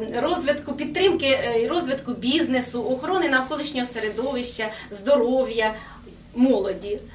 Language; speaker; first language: Ukrainian; non-native, fluent; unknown